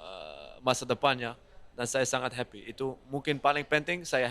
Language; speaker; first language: Indonesian; non-native, fluent; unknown